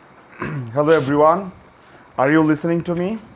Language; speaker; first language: English; non-native, fluent; Bangla